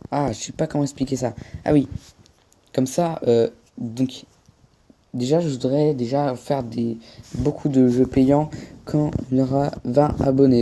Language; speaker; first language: French; native; French